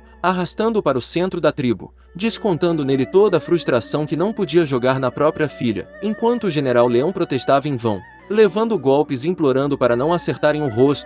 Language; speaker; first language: Portuguese; native; Portuguese